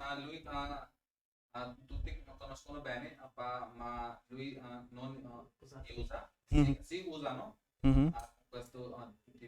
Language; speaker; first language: Italian; non-native, learner; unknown